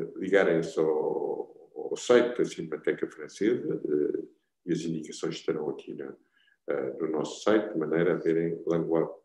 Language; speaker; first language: Portuguese; native; Portuguese